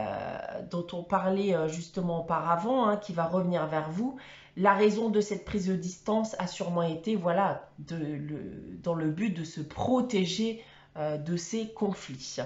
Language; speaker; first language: French; native; French